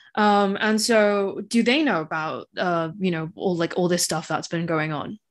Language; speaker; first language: English; non-native, local second language; Cantonese